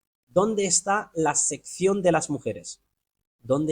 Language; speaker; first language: Spanish; non-native, fluent; Urdu